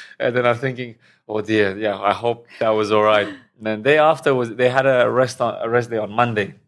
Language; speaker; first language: English; non-native, fluent; Romanian